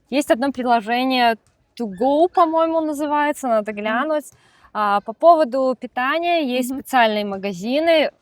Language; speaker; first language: Russian; native; Russian